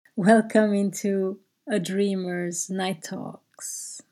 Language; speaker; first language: English; non-native, fluent; Turkish